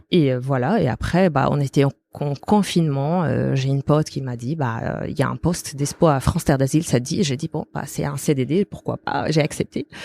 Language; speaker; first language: French; non-native, fluent; Arabic